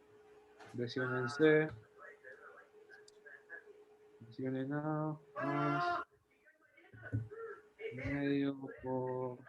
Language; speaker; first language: Spanish; native; Spanish